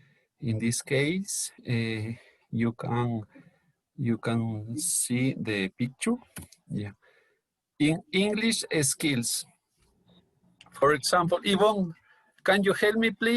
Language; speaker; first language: English; non-native, learner; Spanish